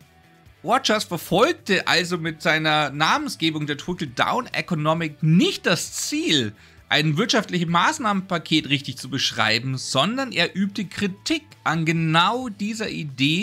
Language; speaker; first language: German; native; German